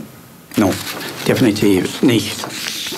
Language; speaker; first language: German; non-native, fluent; English